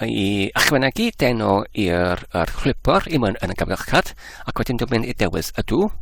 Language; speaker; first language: Welsh; non-native, fluent; English